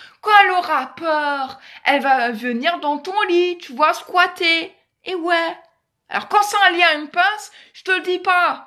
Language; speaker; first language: French; native; French